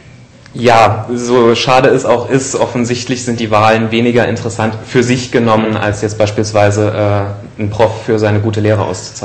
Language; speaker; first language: German; native; German